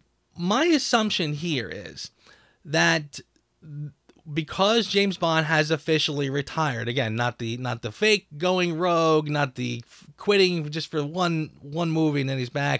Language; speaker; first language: English; native; English